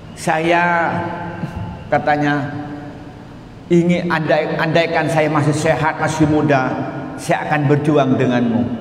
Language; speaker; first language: Indonesian; non-native, local second language; Madurese